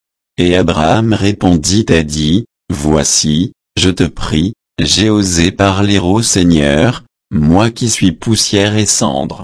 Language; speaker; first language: French; native; French